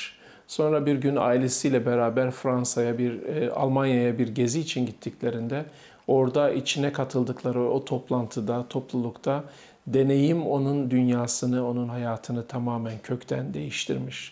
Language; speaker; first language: Turkish; native; Turkish